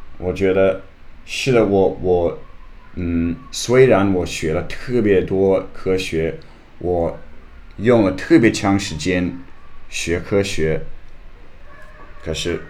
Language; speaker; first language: Chinese; non-native, learner; English